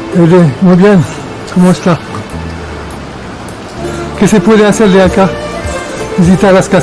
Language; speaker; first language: Spanish; non-native, learner; French